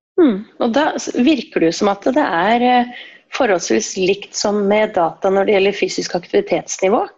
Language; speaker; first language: Norwegian; native; Norwegian